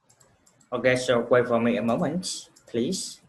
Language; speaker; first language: English; non-native, fluent; Vietnamese